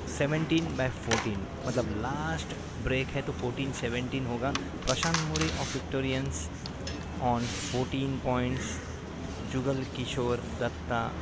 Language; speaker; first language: Hindi; non-native, local second language; Marathi